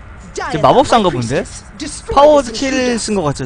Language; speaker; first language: Korean; native; Korean